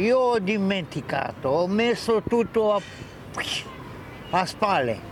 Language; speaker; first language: Italian; non-native, learner; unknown